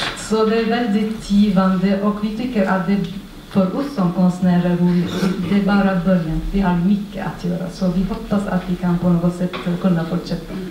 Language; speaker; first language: Swedish; non-native, fluent; Arabic